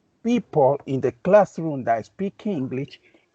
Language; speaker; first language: English; non-native, learner; Spanish